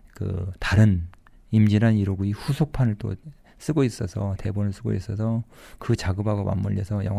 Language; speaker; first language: Korean; native; Korean